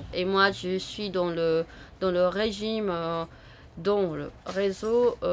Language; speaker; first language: French; non-native, fluent; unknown